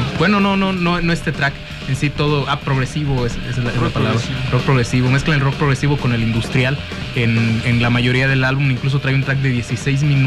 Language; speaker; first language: Spanish; native; Spanish